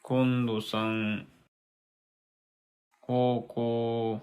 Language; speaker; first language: Japanese; non-native, learner; Korean